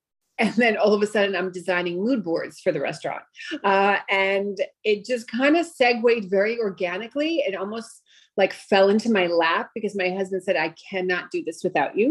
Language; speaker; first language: English; early bilingual, other home language; Greek